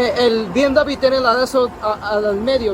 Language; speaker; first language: Spanish; early bilingual, heritage; Spanish